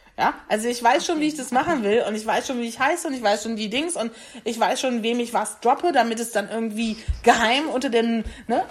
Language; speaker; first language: German; native; German